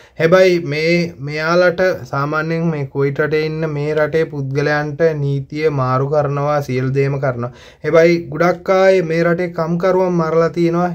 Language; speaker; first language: Sinhala; native; Sinhala